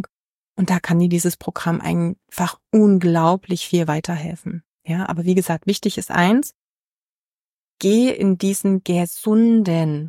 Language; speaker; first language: German; native; German